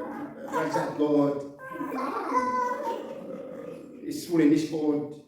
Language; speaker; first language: German; non-native, learner; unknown